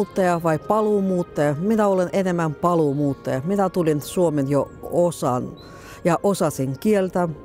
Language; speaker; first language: Finnish; non-native, fluent; Russian